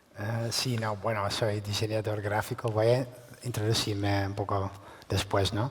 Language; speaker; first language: Spanish; non-native, fluent; Dutch